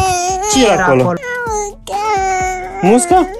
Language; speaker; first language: Romanian; native; Romanian